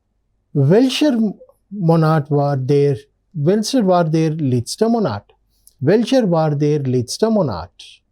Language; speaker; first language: German; non-native, learner; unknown